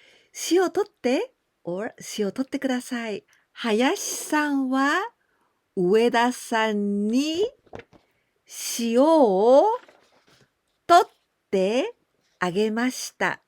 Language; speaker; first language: Japanese; non-native, fluent; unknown